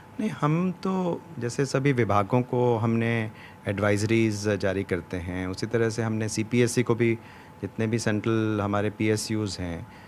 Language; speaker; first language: Hindi; native; Hindi